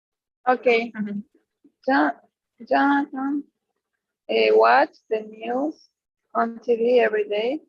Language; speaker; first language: English; non-native, learner; Spanish